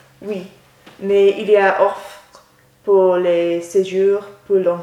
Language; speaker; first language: French; non-native, learner; English